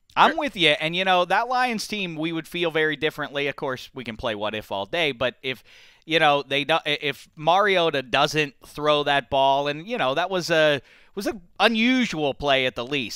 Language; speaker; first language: English; native; English